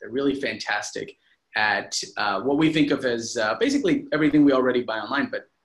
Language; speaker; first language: English; non-native, local second language; Hindi